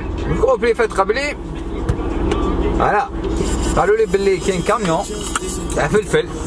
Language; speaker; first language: French; non-native, local second language; Arabic